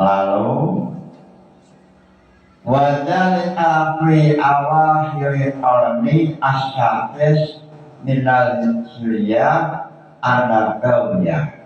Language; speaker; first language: Arabic; non-native, fluent; Javanese